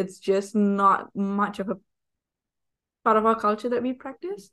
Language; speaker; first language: English; non-native, local second language; Tamil